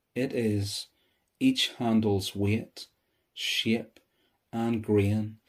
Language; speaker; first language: English; native; English